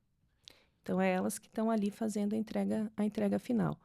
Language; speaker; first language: Portuguese; native; Portuguese